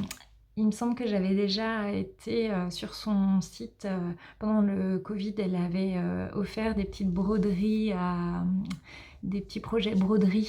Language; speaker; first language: French; native; French